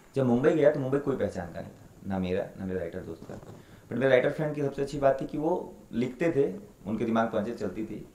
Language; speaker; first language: Hindi; native; Hindi